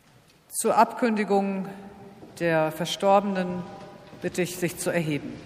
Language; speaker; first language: German; native; German